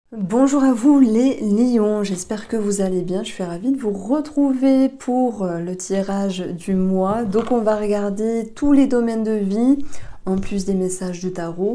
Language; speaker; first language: French; native; French